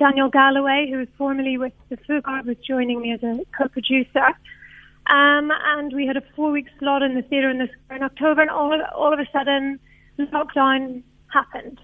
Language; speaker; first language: English; native; English